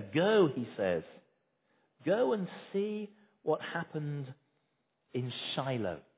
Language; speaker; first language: English; native; English